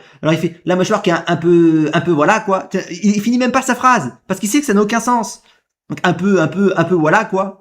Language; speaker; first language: French; native; French